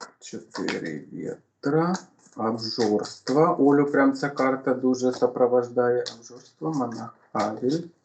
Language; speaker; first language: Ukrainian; non-native, local second language; Russian